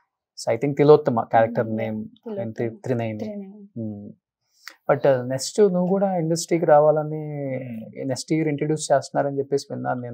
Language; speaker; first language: Telugu; native; Telugu